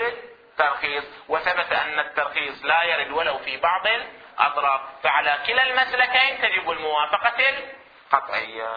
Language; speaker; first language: Arabic; native; Arabic